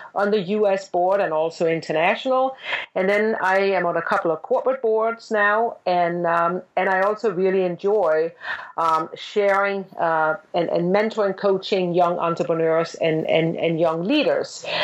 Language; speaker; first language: English; non-native, fluent; Danish